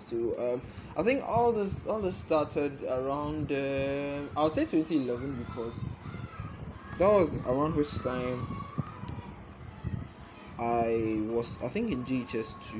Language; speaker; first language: English; non-native, local second language; Akan